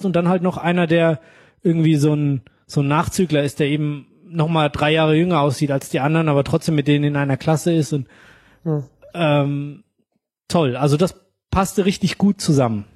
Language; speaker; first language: German; native; German